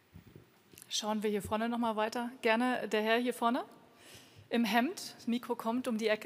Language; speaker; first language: German; native; German